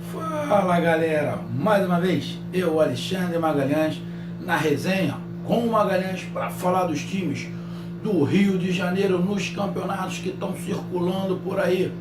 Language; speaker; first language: Portuguese; native; Portuguese